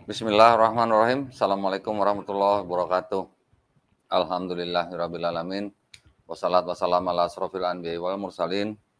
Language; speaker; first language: Indonesian; native; Indonesian